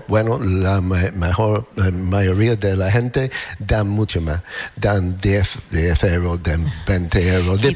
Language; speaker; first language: Spanish; non-native, learner; English